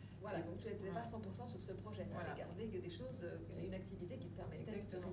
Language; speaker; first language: French; native; French